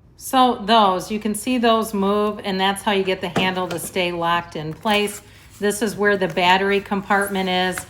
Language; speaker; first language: English; native; English